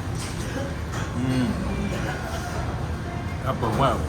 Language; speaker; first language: Japanese; native; Japanese